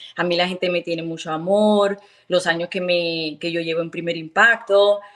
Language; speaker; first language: Spanish; native; Spanish